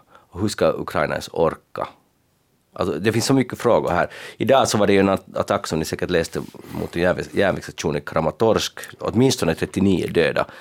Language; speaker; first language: Swedish; native; Swedish